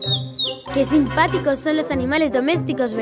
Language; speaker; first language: Spanish; native; Spanish